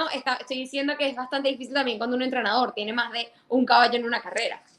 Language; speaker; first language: Spanish; native; Spanish